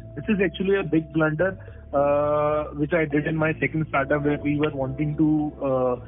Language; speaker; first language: English; non-native, local second language; Punjabi